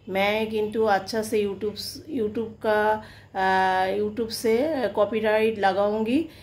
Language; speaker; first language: Hindi; non-native, local second language; Bangla